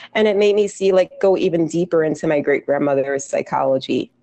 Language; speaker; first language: English; native; English